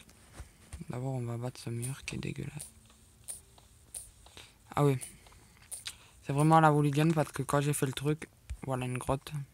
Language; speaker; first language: French; native; French